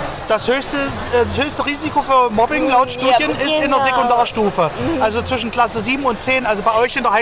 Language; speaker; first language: German; native; German